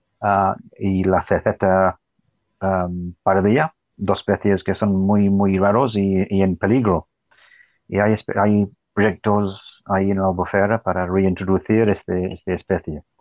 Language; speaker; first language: Spanish; non-native, fluent; English